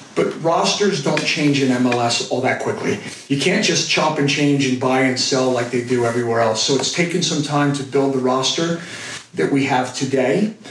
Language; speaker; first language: English; native; English